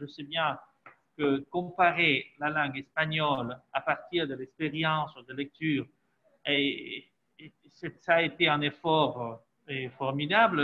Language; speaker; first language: French; non-native, fluent; Spanish